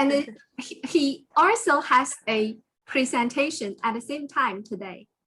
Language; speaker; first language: English; non-native, fluent; Chinese